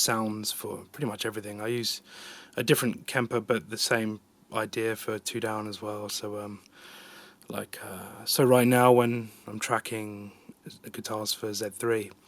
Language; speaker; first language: English; native; English